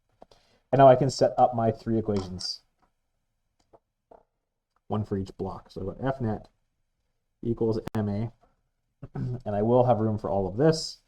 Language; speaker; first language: English; native; English